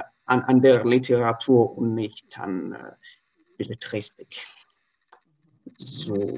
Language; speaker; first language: German; non-native, learner; Russian